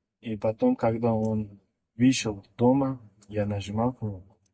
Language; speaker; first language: Russian; non-native, learner; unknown